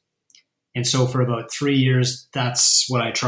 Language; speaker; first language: English; native; English